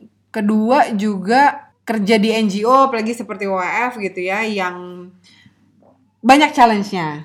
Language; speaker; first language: Indonesian; native; Indonesian